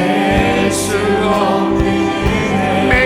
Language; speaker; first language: Korean; native; Korean